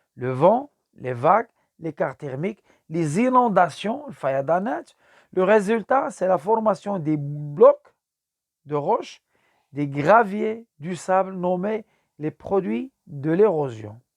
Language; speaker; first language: French; non-native, local second language; Arabic